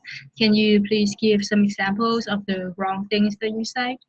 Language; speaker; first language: English; non-native, fluent; Vietnamese